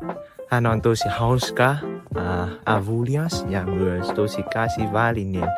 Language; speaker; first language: Finnish; non-native, learner; Vietnamese